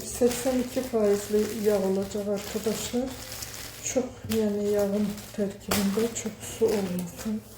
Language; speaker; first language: Turkish; early bilingual, heritage; Turkish